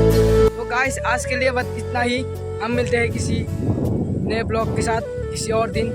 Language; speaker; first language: Hindi; non-native, local second language; Assamese